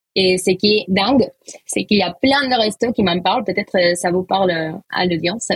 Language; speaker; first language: French; non-native, fluent; Spanish